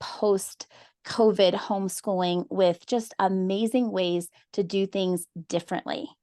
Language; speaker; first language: English; native; English